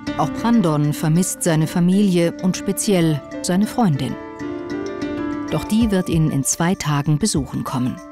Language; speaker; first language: German; native; German